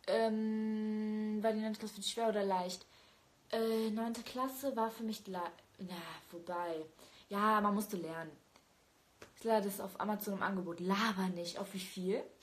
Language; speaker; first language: German; early bilingual, other home language; Turkish